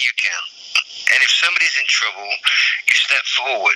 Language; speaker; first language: English; native; English